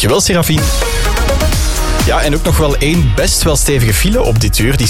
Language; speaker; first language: Dutch; native; Dutch